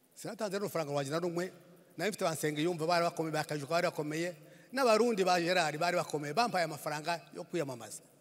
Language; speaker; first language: Kinyarwanda; native; Kinyarwanda